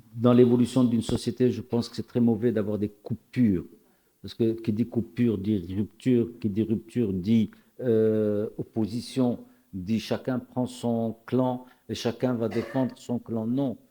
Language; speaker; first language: French; non-native, local second language; Arabic